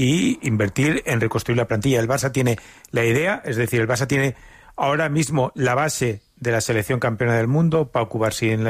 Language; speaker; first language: Spanish; native; Spanish